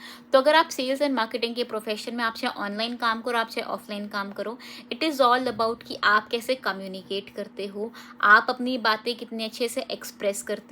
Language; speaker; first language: Hindi; native; Hindi